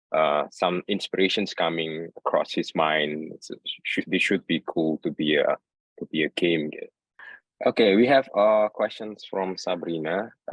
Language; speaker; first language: English; non-native, learner; Indonesian